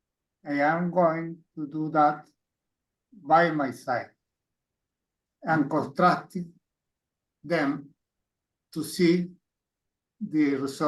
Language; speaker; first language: English; non-native, learner; Spanish